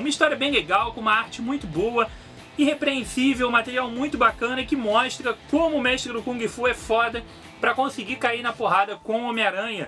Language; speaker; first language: Portuguese; native; Portuguese